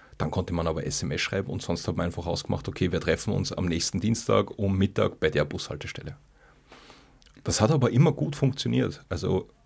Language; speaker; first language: German; native; German